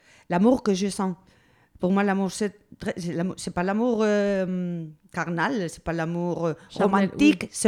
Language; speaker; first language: French; non-native, fluent; Spanish